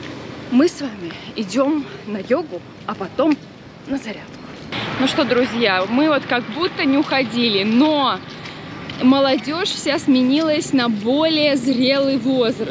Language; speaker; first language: Russian; native; Russian